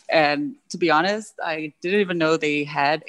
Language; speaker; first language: English; native; English